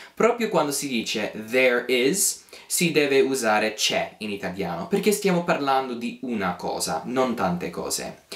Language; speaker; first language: Italian; non-native, fluent; English